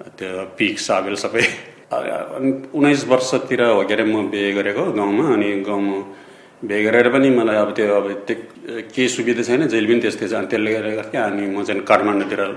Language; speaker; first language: Nepali; non-native, local second language; Eastern Tamang